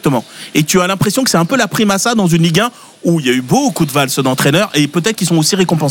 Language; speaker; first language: French; native; French